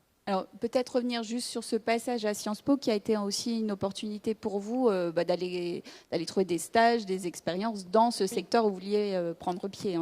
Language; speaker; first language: French; native; French